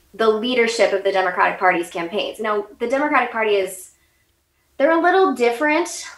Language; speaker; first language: English; native; English